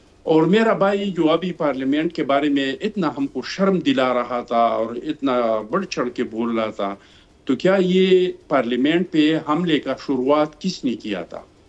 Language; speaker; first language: Urdu; non-native, local second language; Pashto